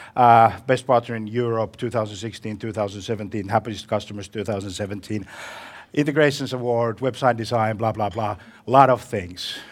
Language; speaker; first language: English; non-native, fluent; Finnish